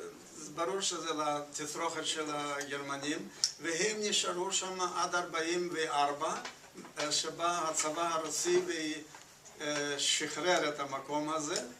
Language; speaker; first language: Hebrew; non-native, fluent; Yiddish